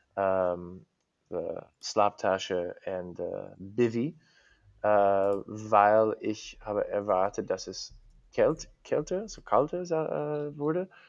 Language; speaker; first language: German; non-native, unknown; English